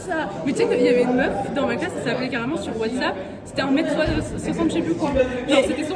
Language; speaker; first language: French; native; French